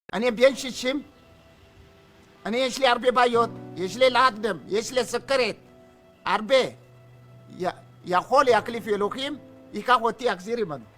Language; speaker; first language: Hebrew; non-native, learner; Amharic